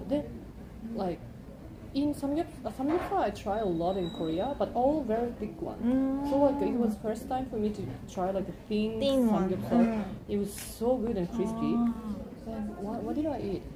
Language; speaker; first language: English; non-native, learner; Japanese